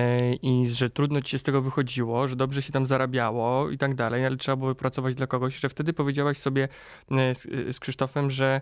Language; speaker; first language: Polish; native; Polish